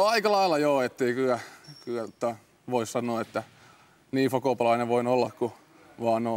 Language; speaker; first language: Finnish; native; Finnish